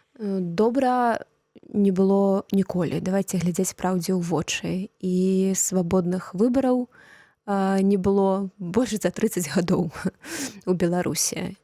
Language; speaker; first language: Belarusian; native; Belarusian